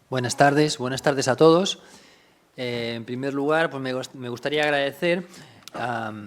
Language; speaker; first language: Spanish; native; Spanish